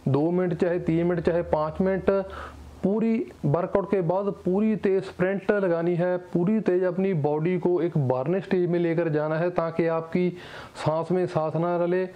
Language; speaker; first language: Hindi; non-native, local second language; Punjabi